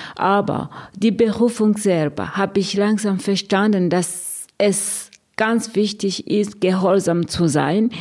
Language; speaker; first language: German; non-native, fluent; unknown